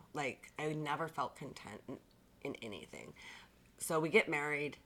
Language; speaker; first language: English; native; English